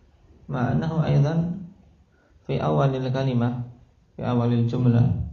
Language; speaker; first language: Arabic; non-native, fluent; Indonesian